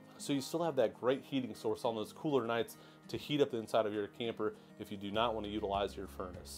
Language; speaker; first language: English; native; English